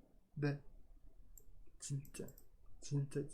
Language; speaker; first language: Korean; non-native, learner; Russian